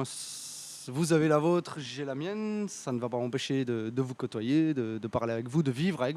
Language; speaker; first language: French; native; French